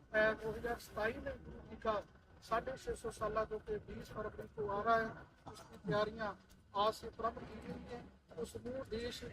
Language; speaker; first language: Hindi; non-native, local second language; Punjabi